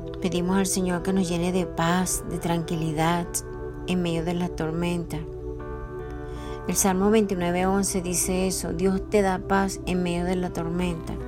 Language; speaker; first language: Spanish; native; Spanish